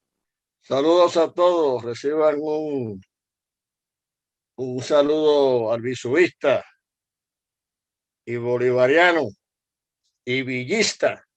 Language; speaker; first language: Spanish; native; Spanish